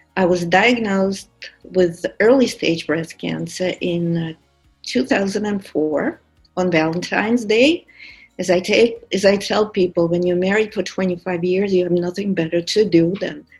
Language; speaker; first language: English; non-native, fluent; Russian